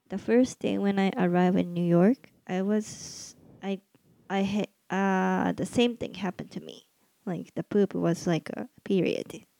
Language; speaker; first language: English; non-native, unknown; Japanese